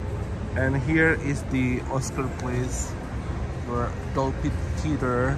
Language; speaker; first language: English; non-native, fluent; Indonesian